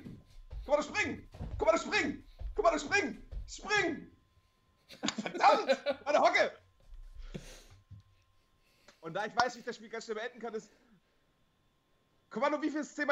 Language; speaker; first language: German; native; German